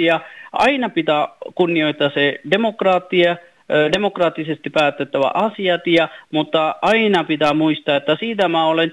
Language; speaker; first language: Finnish; non-native, fluent; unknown